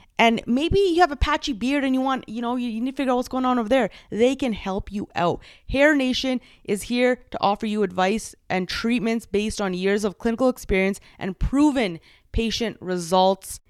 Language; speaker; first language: English; early bilingual, other home language; Punjabi